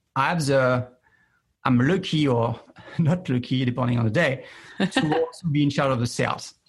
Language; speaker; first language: English; non-native, fluent; French